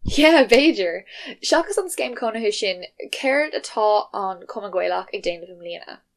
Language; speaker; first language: Irish; non-native, local second language; English